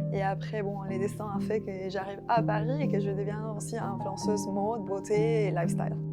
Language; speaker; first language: French; non-native, fluent; Spanish